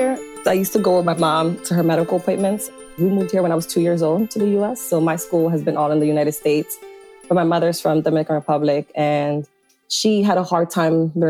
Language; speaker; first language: English; native; English